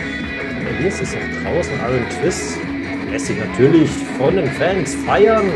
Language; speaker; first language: German; native; German